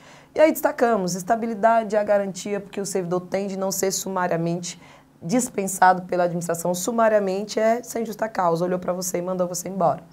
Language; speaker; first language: Portuguese; native; Portuguese